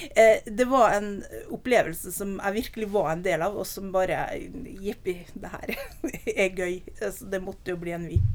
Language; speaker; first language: Norwegian; native; Norwegian